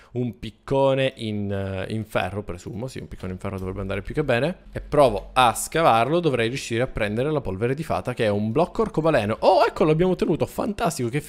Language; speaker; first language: Italian; native; Italian